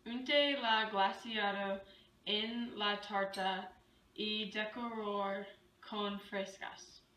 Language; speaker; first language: Spanish; non-native, learner; English